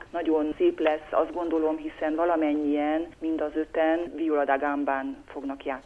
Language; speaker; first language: Hungarian; native; Hungarian